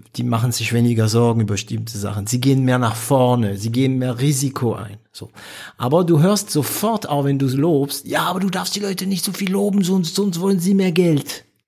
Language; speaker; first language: German; non-native, fluent; French